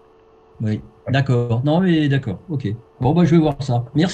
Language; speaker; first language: French; native; French